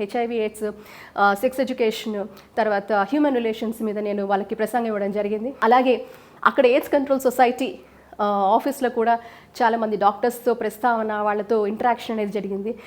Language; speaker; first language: Telugu; native; Telugu